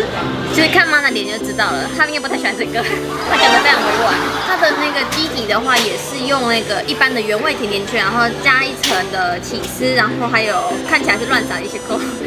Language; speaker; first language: Chinese; native; Chinese